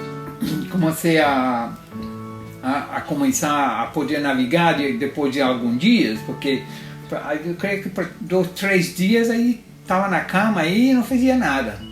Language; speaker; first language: Portuguese; non-native, fluent; Italian